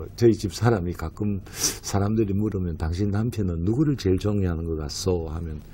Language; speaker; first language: Korean; native; Korean